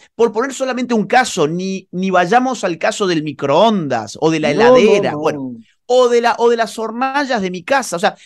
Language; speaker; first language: Spanish; native; Spanish